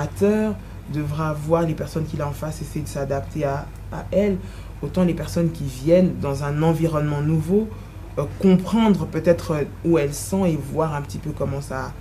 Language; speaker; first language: French; non-native, local second language; Lingala